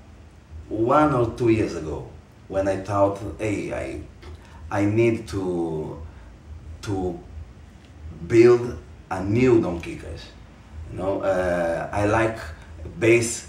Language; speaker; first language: English; non-native, fluent; Portuguese